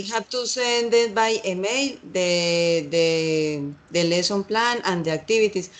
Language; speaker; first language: English; non-native, learner; Spanish